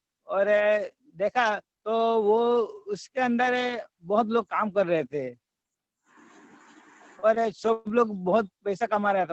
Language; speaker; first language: Hindi; non-native, local second language; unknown